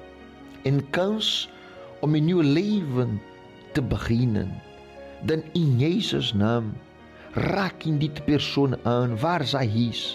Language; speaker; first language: Dutch; non-native, local second language; Portuguese